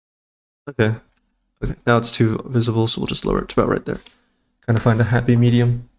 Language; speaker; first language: English; native; English